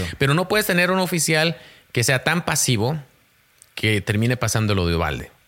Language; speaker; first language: Spanish; early bilingual, heritage; Spanish